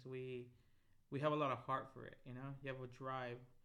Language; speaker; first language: English; early bilingual, other home language; Spanish